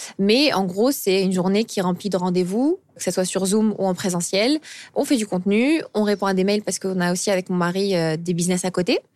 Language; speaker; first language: French; early bilingual, other home language; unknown